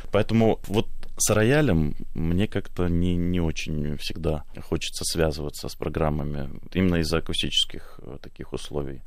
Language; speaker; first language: Russian; native; Russian